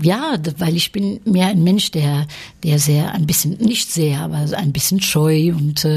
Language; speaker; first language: German; early bilingual, heritage; French